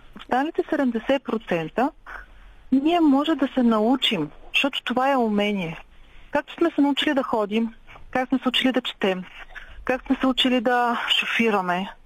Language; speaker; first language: Bulgarian; native; Bulgarian